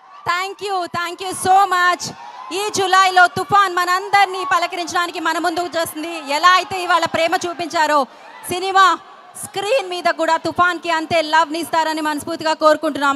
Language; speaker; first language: Telugu; native; Telugu